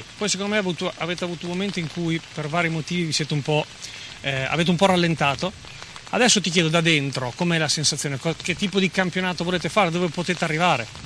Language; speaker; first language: Italian; native; Italian